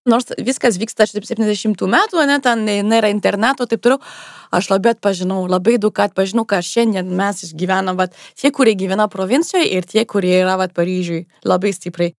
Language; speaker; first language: Lithuanian; non-native, fluent; French